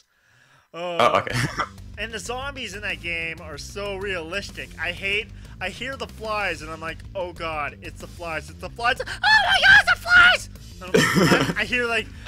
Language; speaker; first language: English; native; English